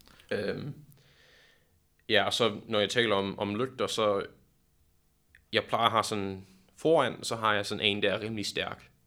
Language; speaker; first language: Danish; non-native, fluent; English